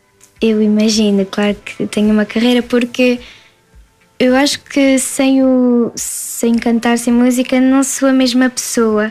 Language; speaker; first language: Portuguese; early bilingual, heritage; French